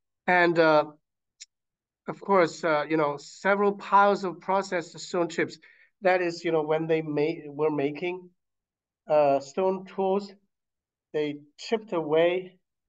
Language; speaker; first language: English; non-native, fluent; Chinese